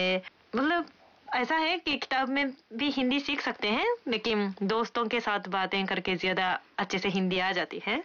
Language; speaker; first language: Hindi; non-native, fluent; Japanese